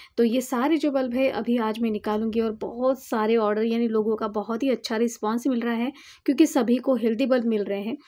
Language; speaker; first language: Hindi; non-native, local second language; Marathi